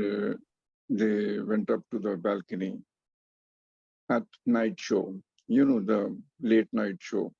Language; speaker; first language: English; non-native, fluent; Hindi